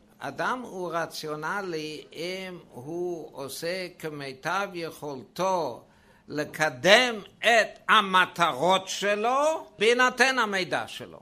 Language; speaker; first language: Hebrew; non-native, fluent; German